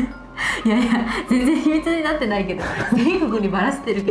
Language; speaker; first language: Japanese; non-native, fluent; Burmese